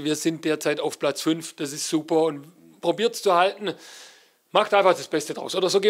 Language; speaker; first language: German; native; German